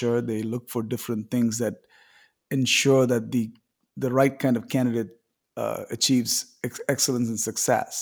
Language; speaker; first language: English; non-native, local second language; Tamil